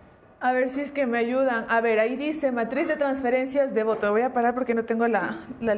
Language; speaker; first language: Spanish; native; Spanish